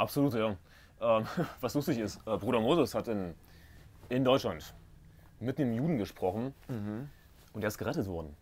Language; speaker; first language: German; native; German